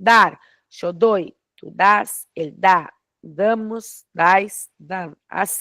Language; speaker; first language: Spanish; non-native, fluent; Portuguese